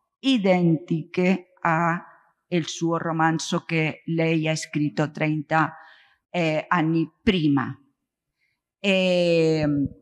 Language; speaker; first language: Italian; non-native, learner; Spanish